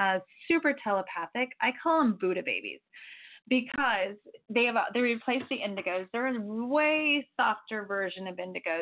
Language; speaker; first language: English; native; English